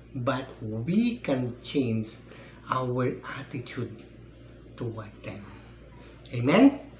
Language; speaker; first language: English; non-native, local second language; Filipino